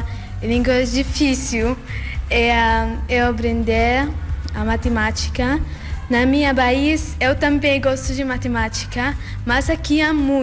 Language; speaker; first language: Portuguese; non-native, learner; Arabic